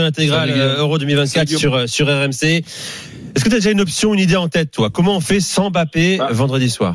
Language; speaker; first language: French; native; French